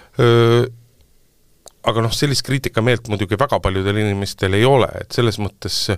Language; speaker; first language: Estonian; native; Estonian